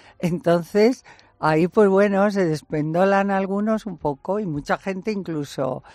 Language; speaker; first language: Spanish; native; Spanish